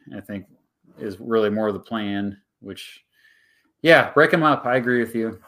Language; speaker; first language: English; native; English